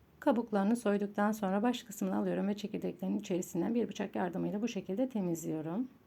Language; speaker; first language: Turkish; native; Turkish